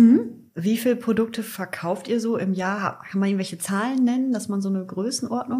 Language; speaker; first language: German; native; German